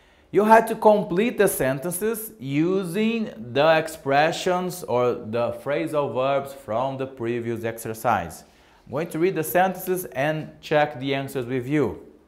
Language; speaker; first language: English; non-native, fluent; Portuguese